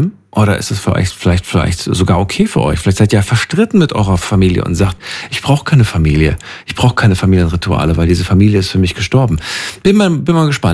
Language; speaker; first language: German; native; German